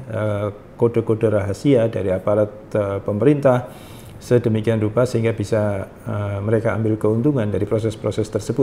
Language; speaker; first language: Indonesian; native; Indonesian